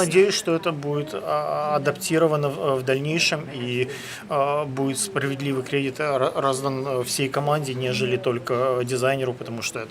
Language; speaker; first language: Russian; native; Russian